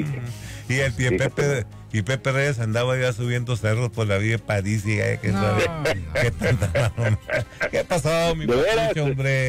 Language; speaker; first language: Spanish; native; Spanish